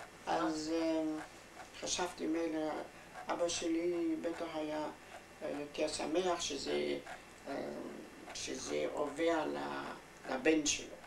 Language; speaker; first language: Hebrew; non-native, fluent; German